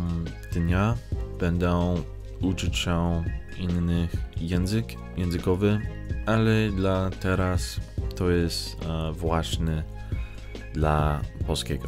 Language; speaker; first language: Polish; non-native, learner; English